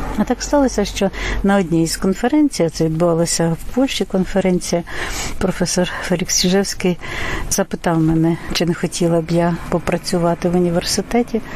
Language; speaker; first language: Ukrainian; native; Ukrainian